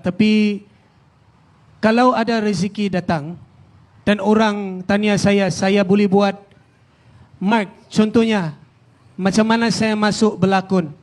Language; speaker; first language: Indonesian; non-native, fluent; Filipino